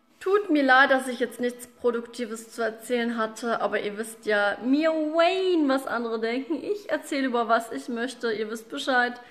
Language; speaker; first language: German; early bilingual, other home language; Russian